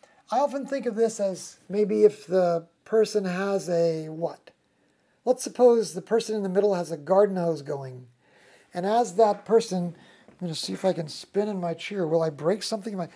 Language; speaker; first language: English; native; English